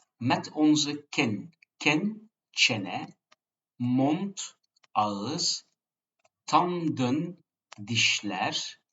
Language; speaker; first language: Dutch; non-native, fluent; Turkish